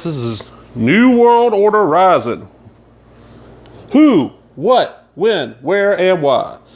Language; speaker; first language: English; native; English